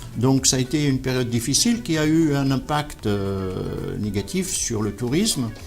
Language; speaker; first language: French; non-native, local second language; Arabic